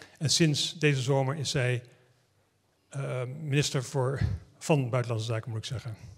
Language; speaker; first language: Dutch; native; Dutch